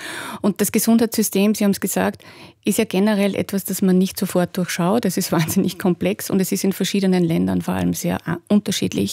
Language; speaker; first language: German; native; German